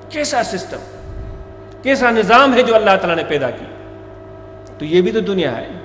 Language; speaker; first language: Urdu; non-native, local second language; Sindhi